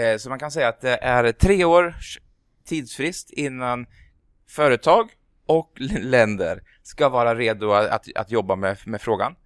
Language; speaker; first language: Swedish; native; Swedish